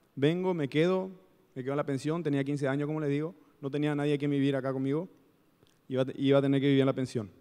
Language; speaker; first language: Spanish; native; Spanish